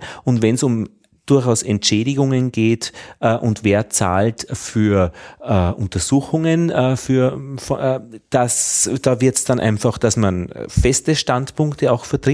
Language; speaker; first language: German; native; German